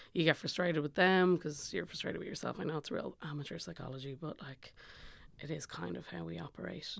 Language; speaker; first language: English; native; English